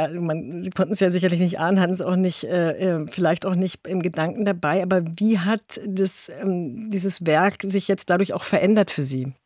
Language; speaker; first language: German; native; German